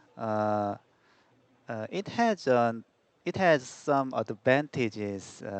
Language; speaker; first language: English; non-native, learner; Korean